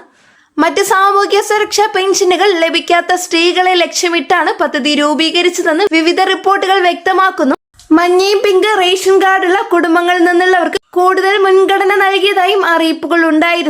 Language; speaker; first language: Malayalam; native; Malayalam